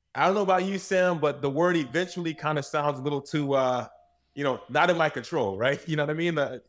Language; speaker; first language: English; native; English